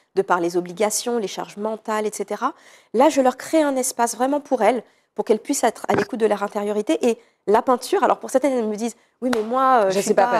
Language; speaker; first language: French; native; French